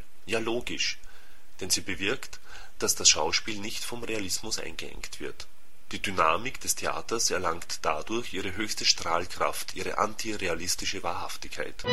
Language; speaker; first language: German; native; German